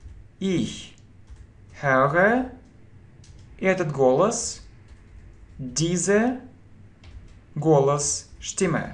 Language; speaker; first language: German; non-native, fluent; Russian